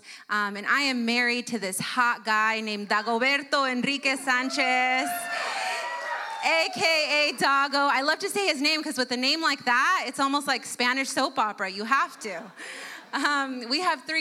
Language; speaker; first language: English; early bilingual, other home language; Spanish